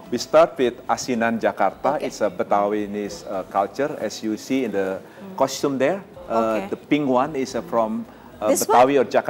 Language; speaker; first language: English; non-native, fluent; Indonesian